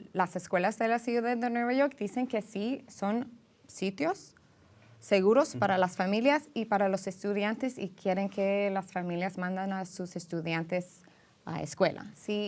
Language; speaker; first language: Spanish; early bilingual, heritage; English